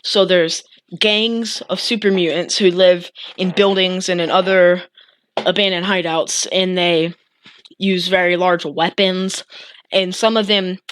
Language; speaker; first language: English; native; English